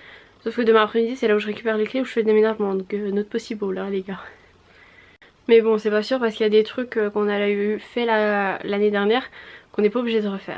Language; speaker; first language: French; native; French